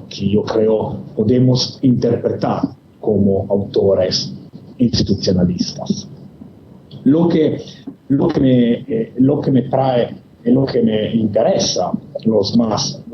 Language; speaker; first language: Spanish; non-native, fluent; Italian